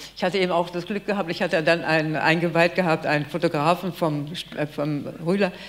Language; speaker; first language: German; native; German